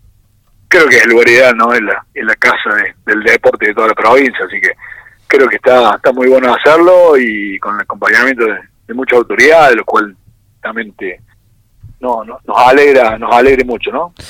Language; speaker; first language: Spanish; native; Spanish